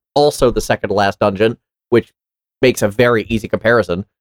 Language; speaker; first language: English; native; English